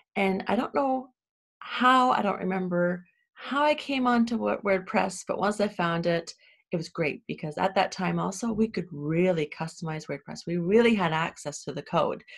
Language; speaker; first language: English; native; English